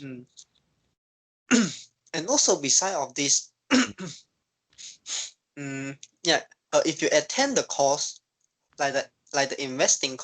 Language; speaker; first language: English; non-native, learner; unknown